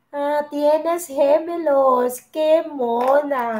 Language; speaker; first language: Spanish; non-native, learner; Filipino